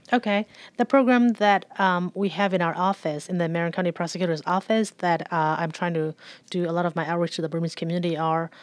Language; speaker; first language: English; early bilingual, other home language; Burmese